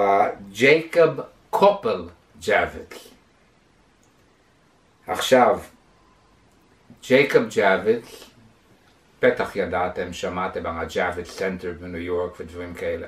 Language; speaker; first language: Hebrew; non-native, fluent; English